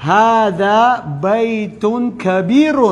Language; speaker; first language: Arabic; non-native, fluent; Filipino